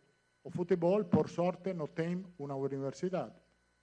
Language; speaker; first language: Portuguese; non-native, fluent; Italian